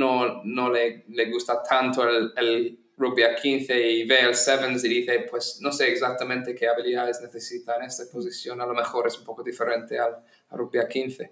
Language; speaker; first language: Spanish; non-native, fluent; English